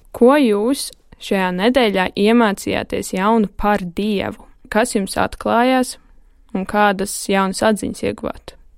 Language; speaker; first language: Latvian; native; Latvian